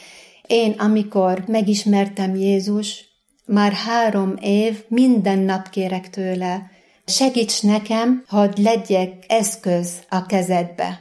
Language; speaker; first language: Hungarian; non-native, fluent; Arabic